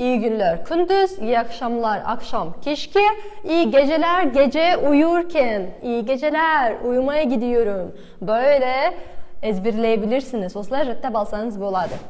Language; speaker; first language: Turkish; non-native, fluent; Kazakh